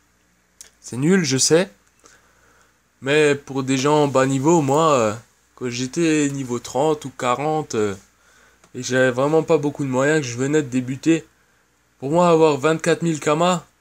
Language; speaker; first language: French; native; French